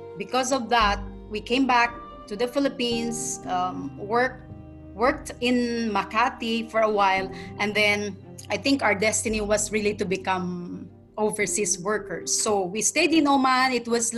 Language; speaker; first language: English; non-native, local second language; Tausug